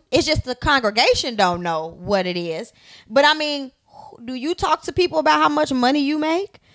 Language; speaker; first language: English; native; English